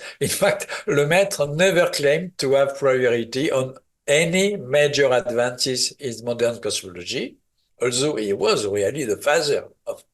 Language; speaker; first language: English; non-native, fluent; French